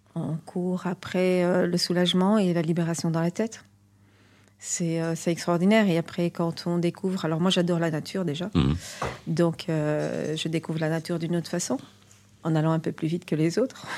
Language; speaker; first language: French; native; French